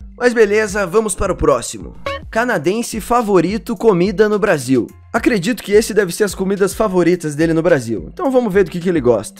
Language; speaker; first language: Portuguese; native; Portuguese